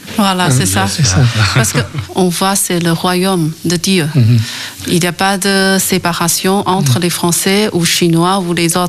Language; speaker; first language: French; non-native, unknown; Chinese